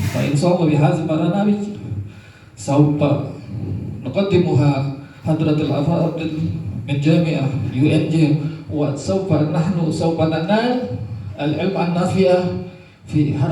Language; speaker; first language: Arabic; non-native, fluent; Indonesian